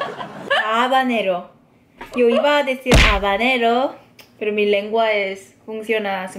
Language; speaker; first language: Spanish; non-native, learner; Korean